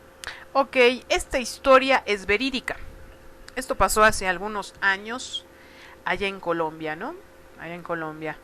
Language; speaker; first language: Spanish; native; Spanish